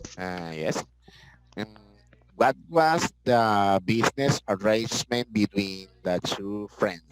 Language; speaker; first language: English; non-native, learner; Spanish